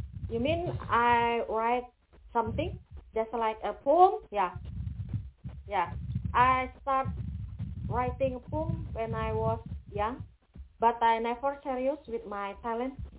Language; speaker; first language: English; non-native, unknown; Indonesian